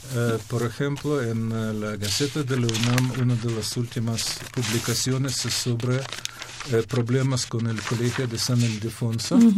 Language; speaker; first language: Spanish; non-native, fluent; Ukrainian